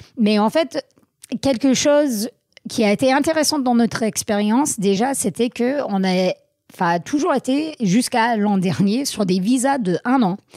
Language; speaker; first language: French; non-native, fluent; English